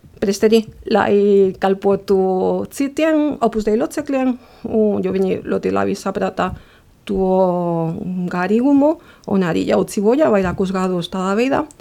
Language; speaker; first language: Latvian; non-native, fluent; Spanish